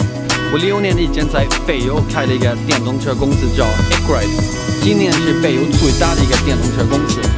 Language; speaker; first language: Chinese; non-native, fluent; Swedish